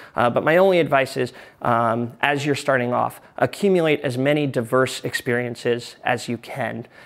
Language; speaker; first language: English; native; English